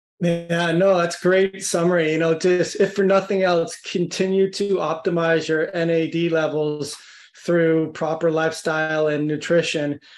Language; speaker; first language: English; native; English